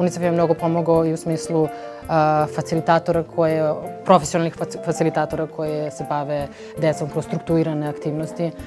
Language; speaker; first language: Bosnian; native; Bosnian